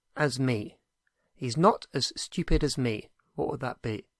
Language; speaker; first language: English; native; English